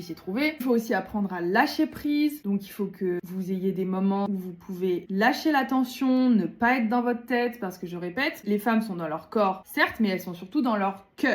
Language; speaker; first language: French; native; French